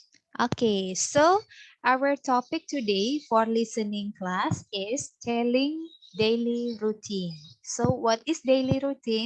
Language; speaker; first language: English; non-native, fluent; Indonesian